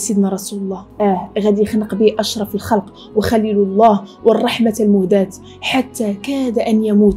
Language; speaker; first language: Arabic; native; Arabic